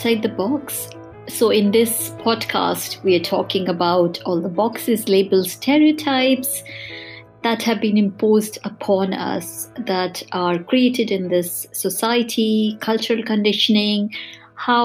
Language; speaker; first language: English; non-native, local second language; Hindi